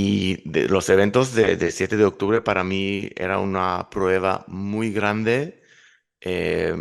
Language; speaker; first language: Spanish; non-native, fluent; Hebrew